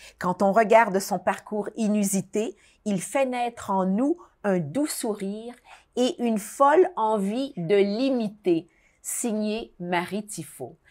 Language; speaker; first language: French; native; French